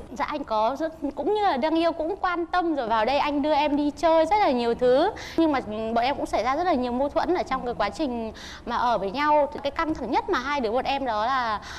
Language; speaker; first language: Vietnamese; native; Vietnamese